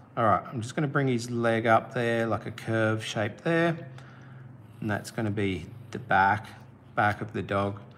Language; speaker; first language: English; native; English